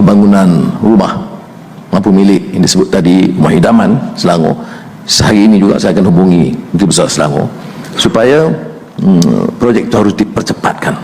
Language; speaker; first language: Malay; native; Malay